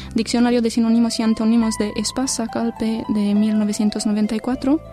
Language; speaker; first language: Spanish; non-native, fluent; Romanian